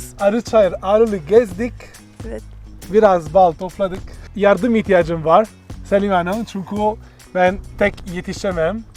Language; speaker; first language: Turkish; non-native, learner; Italian